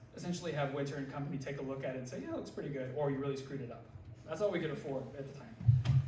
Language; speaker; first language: English; native; English